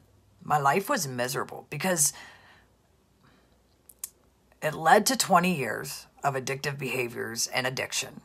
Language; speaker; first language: English; native; English